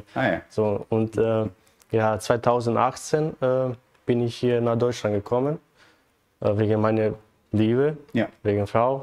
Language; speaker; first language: German; non-native, learner; Bosnian